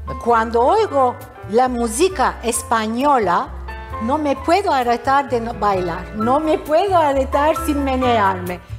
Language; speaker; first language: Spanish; early bilingual, heritage; Ladino